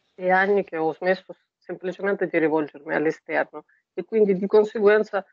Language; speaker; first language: Italian; non-native, fluent; Russian